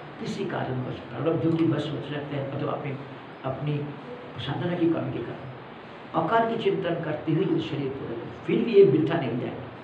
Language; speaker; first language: Hindi; non-native, local second language; Malayalam